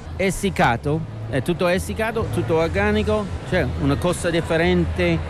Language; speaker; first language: Italian; non-native, learner; English